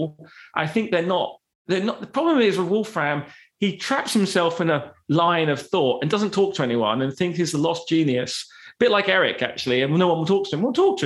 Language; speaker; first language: English; native; English